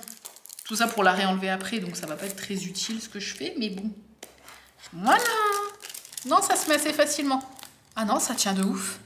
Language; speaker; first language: French; native; French